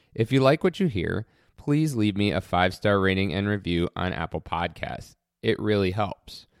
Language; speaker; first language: English; native; English